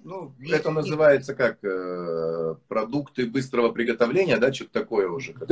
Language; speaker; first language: Russian; native; Russian